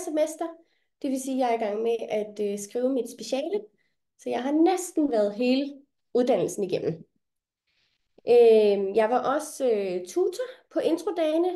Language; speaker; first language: Danish; native; Danish